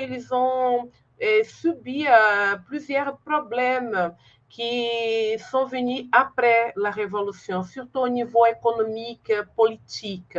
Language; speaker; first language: French; non-native, fluent; Portuguese